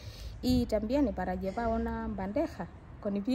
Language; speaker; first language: Spanish; non-native, learner; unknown